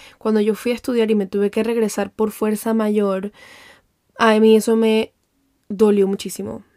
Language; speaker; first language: Spanish; native; Spanish